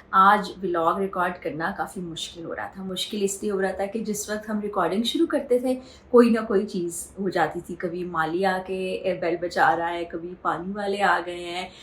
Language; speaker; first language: Urdu; native; Urdu